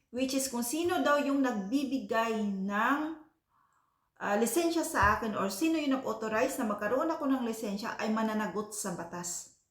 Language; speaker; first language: Filipino; non-native, local second language; Cebuano